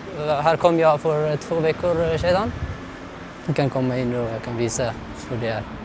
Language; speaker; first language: Swedish; non-native, fluent; Persian